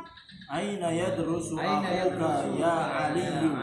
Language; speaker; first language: Arabic; non-native, learner; Indonesian